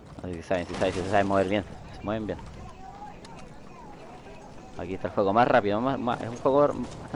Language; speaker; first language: Spanish; native; Spanish